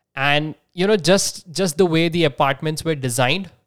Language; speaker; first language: English; non-native, local second language; Marathi